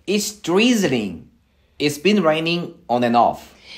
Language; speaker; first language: English; non-native, fluent; Korean